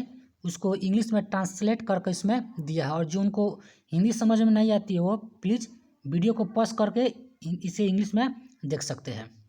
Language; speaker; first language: Hindi; native; Hindi